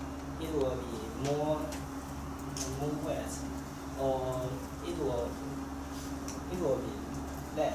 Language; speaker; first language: English; non-native, learner; Chinese